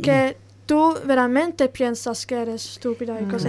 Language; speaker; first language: Spanish; non-native, learner; Italian